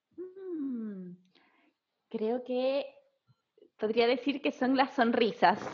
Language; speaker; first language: Spanish; native; Spanish